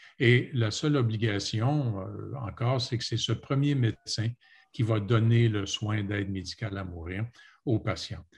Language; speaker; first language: French; native; French